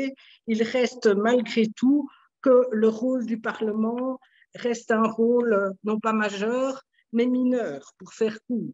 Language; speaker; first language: French; native; French